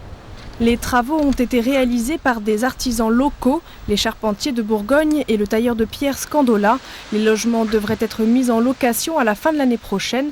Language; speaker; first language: French; native; French